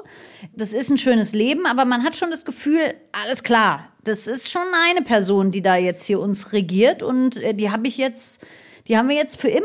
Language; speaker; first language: German; native; German